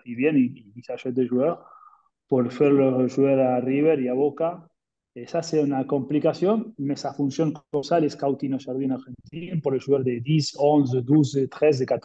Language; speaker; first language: French; non-native, fluent; Spanish